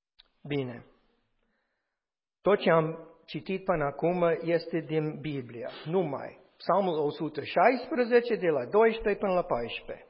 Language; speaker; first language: Romanian; non-native, fluent; English